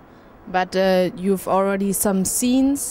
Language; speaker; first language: English; non-native, learner; German